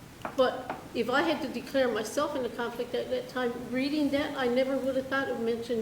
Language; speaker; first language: English; native; English